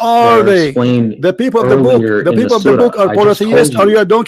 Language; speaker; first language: English; non-native, local second language; Arabic